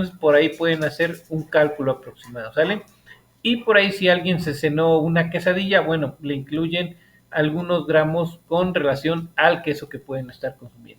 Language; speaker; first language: Spanish; native; Spanish